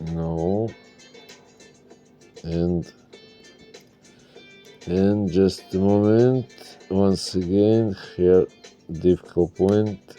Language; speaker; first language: English; non-native, learner; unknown